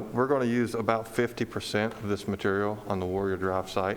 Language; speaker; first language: English; native; English